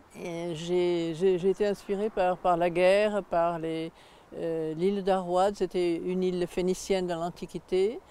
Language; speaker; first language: French; native; French